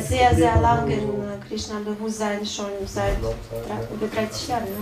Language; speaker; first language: German; non-native, learner; Russian